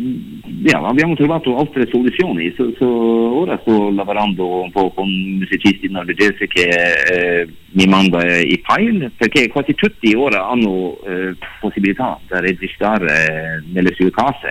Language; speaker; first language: Italian; non-native, learner; Norwegian